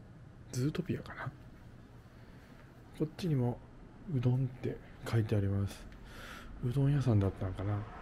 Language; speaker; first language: Japanese; native; Japanese